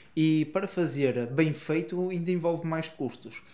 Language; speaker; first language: Portuguese; native; Portuguese